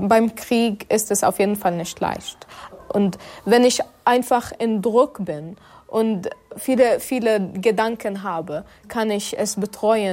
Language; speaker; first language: German; non-native, fluent; Arabic